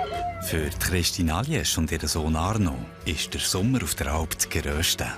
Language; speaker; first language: German; native; German